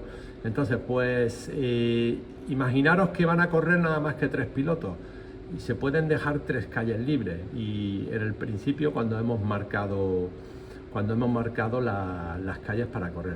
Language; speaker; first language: Spanish; native; Spanish